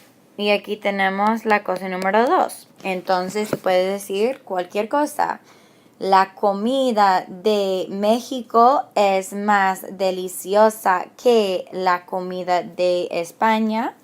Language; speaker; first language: Spanish; non-native, fluent; English